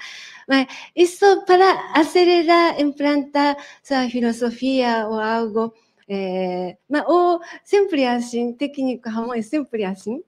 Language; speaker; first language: Portuguese; non-native, learner; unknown